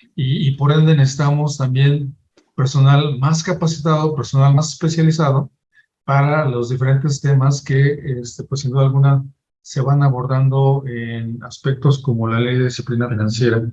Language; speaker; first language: Spanish; native; Spanish